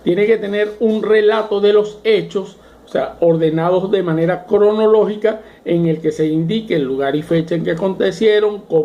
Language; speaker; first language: Spanish; native; Spanish